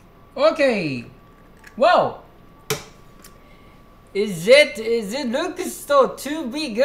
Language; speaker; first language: English; non-native, learner; Japanese